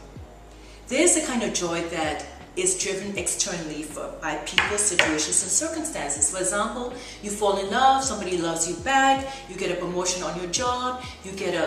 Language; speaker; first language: English; native; English